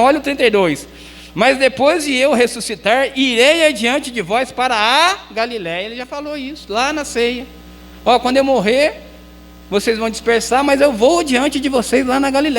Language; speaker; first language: Portuguese; native; Portuguese